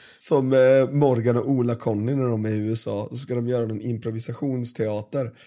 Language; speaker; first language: Swedish; native; Swedish